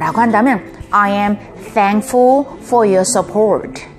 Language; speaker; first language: English; non-native, fluent; Korean